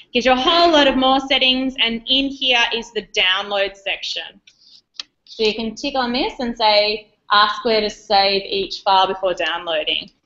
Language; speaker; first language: English; native; English